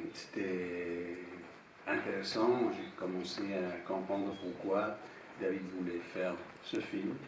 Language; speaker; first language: French; non-native, fluent; English